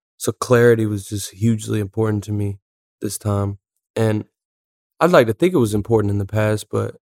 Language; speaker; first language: English; native; English